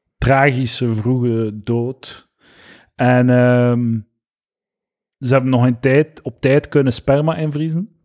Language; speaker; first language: Dutch; native; Dutch